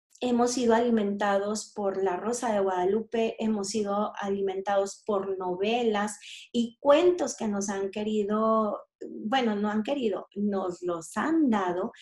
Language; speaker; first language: Spanish; native; Spanish